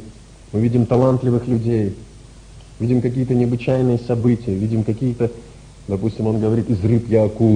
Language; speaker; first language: Russian; native; Russian